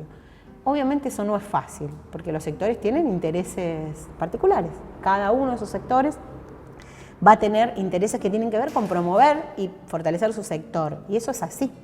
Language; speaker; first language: Spanish; native; Spanish